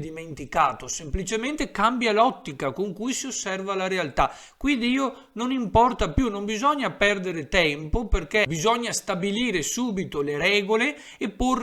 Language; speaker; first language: Italian; native; Italian